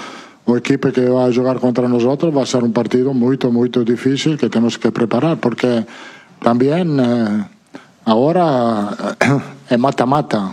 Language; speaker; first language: Portuguese; non-native, fluent; Italian